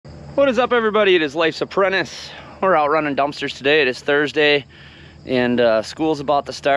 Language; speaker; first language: English; native; English